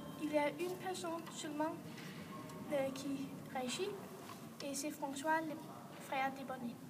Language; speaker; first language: French; non-native, learner; Danish